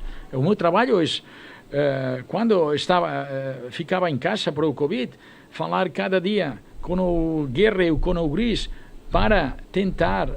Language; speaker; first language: Portuguese; non-native, fluent; Spanish